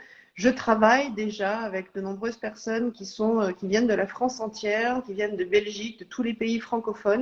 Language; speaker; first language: French; native; French